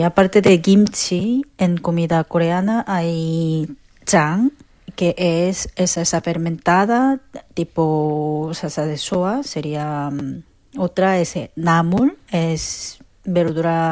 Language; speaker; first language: Spanish; non-native, fluent; Korean